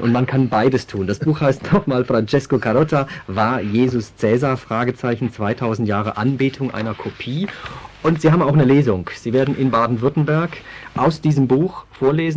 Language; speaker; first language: German; native; German